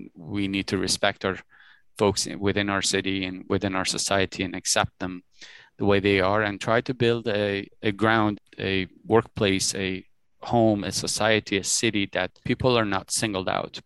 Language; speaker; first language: English; early bilingual, other home language; Persian